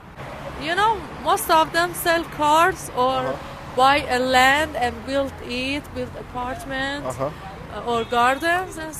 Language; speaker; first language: English; non-native, learner; Persian